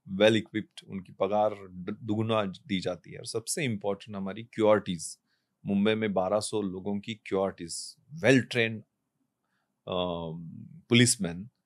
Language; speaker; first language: Hindi; non-native, local second language; Marathi